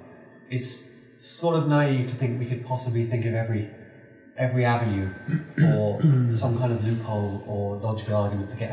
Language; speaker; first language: English; native; English